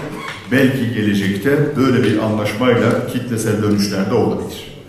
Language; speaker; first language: Turkish; native; Turkish